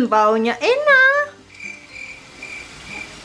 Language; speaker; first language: Indonesian; non-native, learner; Japanese